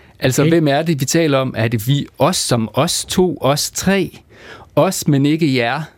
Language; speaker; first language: Danish; native; Danish